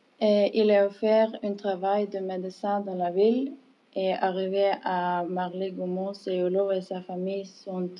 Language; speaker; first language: French; non-native, learner; English